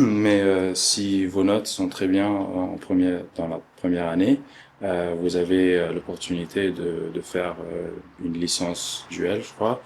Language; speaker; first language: French; early bilingual, other home language; Arabic